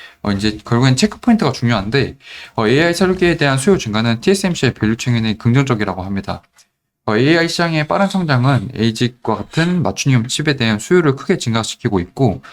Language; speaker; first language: Korean; native; Korean